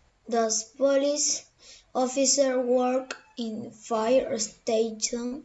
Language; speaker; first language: English; non-native, learner; Spanish